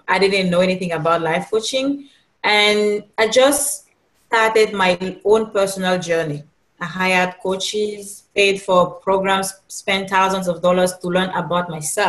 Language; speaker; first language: English; non-native, local second language; French